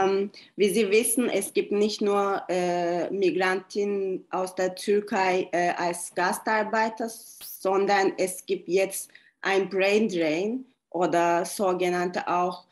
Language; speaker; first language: German; non-native, learner; Turkish